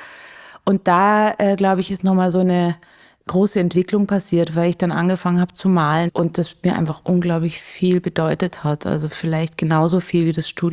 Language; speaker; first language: German; native; German